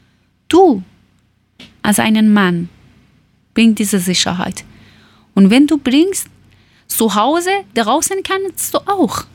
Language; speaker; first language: German; non-native, learner; Persian